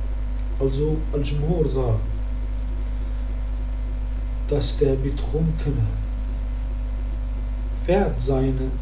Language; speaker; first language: German; non-native, learner; Arabic